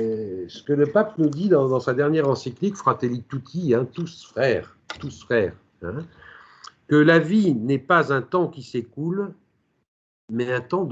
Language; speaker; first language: French; native; French